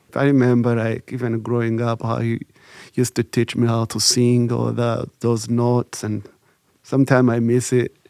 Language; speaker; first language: English; non-native, local second language; Kinyarwanda